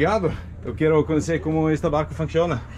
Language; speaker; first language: Portuguese; non-native, learner; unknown